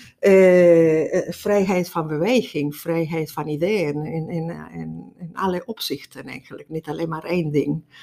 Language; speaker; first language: Dutch; non-native, fluent; Spanish